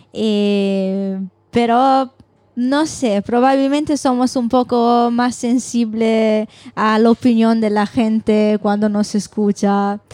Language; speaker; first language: Spanish; non-native, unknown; Italian